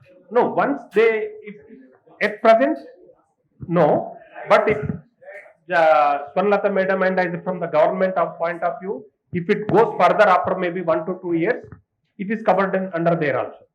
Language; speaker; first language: English; non-native, local second language; Telugu